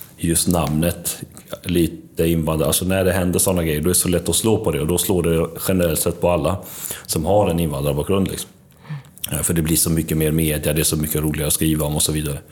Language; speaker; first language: Swedish; early bilingual, other home language; Albanian